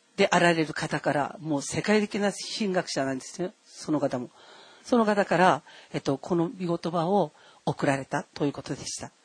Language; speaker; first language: Japanese; non-native, fluent; Korean